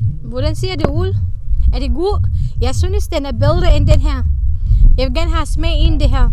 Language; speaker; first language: Danish; non-native, learner; Filipino